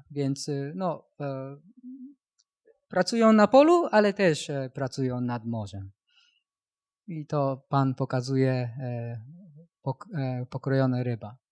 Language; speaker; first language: Polish; non-native, learner; Japanese